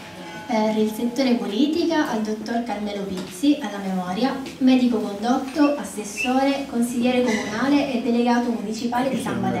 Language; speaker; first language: Italian; native; Italian